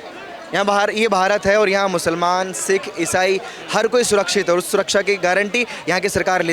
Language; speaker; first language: Hindi; native; Hindi